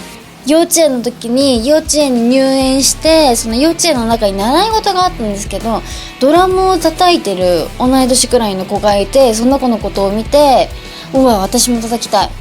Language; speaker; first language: Japanese; native; Japanese